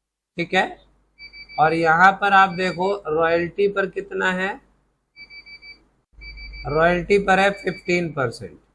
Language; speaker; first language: Hindi; native; Hindi